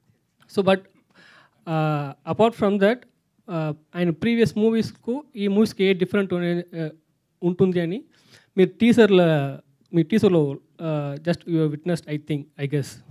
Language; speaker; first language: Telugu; non-native, learner; Tamil